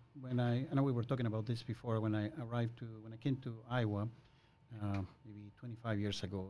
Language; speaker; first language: English; non-native, fluent; Spanish